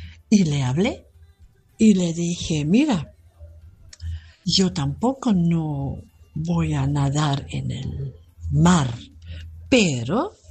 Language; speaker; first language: Spanish; non-native, fluent; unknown